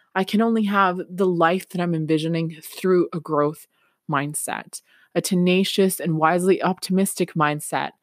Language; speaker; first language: English; non-native, fluent; Spanish